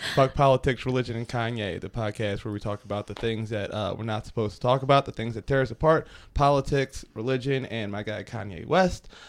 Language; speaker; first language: English; native; English